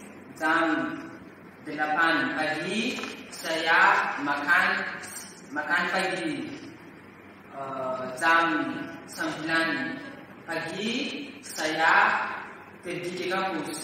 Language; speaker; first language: Indonesian; non-native, learner; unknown